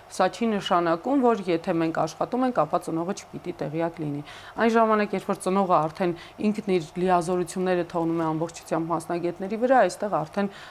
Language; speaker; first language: Armenian; native; Armenian